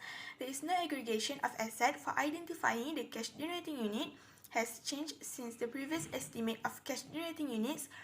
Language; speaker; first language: English; non-native, local second language; Malay